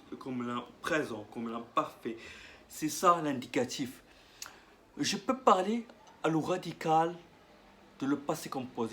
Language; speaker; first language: French; non-native, learner; Arabic